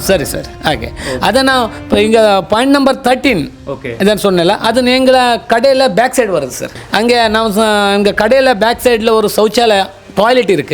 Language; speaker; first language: Tamil; non-native, learner; Kannada